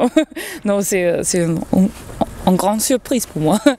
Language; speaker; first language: French; non-native, learner; Danish